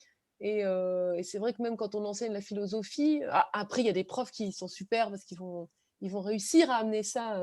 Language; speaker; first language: French; native; French